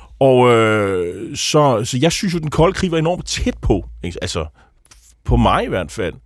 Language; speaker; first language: Danish; native; Danish